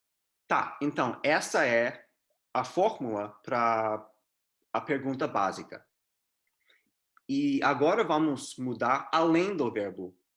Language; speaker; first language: Portuguese; non-native, fluent; English